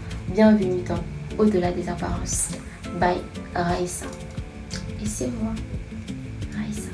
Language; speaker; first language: French; native; French